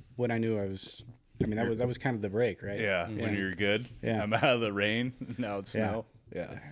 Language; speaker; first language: English; native; English